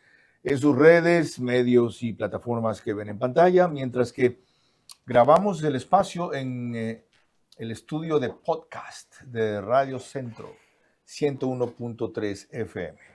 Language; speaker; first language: Spanish; native; Spanish